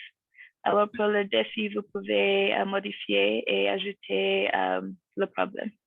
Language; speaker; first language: French; non-native, fluent; English